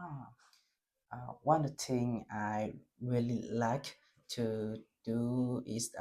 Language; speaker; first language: English; non-native, learner; Vietnamese